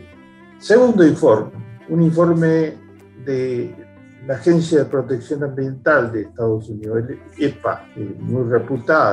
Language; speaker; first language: Spanish; native; Spanish